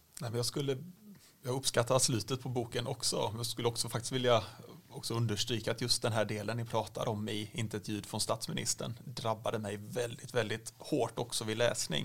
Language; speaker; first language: Swedish; native; Swedish